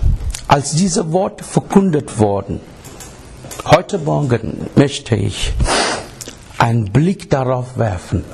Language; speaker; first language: German; non-native, learner; English